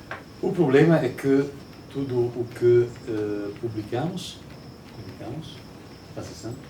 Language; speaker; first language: Portuguese; non-native, learner; Italian